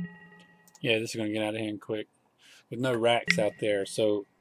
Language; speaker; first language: English; native; English